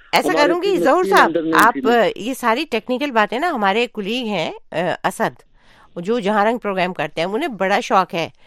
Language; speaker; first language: Urdu; native; Urdu